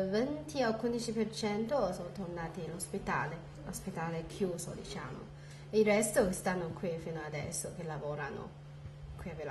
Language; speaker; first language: Italian; non-native, learner; Chinese